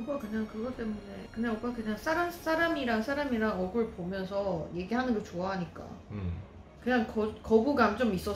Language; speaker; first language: Korean; non-native, fluent; Chinese